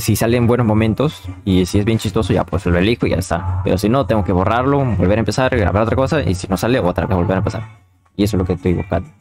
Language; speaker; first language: Spanish; native; Spanish